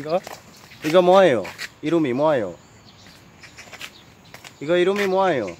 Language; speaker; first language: Korean; non-native, learner; Bangla